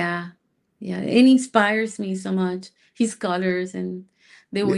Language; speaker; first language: English; non-native, fluent; Spanish